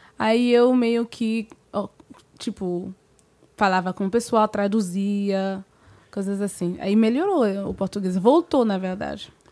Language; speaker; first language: Portuguese; non-native, fluent; French